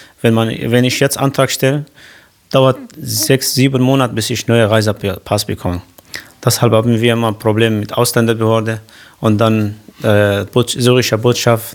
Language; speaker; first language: German; non-native, learner; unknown